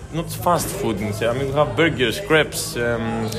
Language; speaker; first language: English; non-native, fluent; Greek